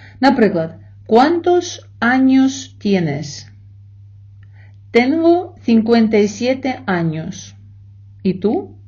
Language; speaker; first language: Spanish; non-native, fluent; Ukrainian